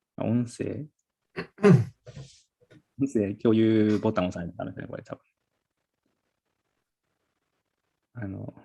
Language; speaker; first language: Japanese; native; Japanese